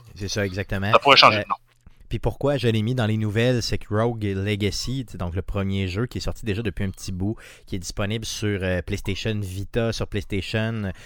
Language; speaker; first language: French; native; French